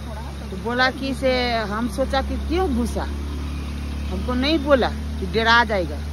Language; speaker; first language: Hindi; non-native, local second language; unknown